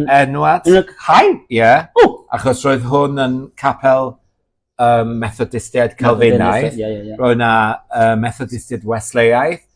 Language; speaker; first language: Welsh; native; Welsh